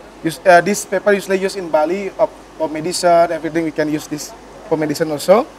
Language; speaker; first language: English; non-native, learner; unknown